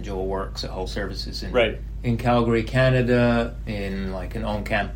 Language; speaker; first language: English; native; English